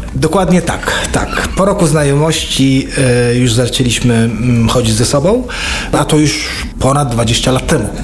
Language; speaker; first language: Polish; non-native, fluent; Arabic